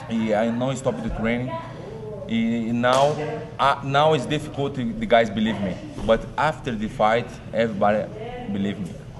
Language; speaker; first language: English; non-native, learner; Portuguese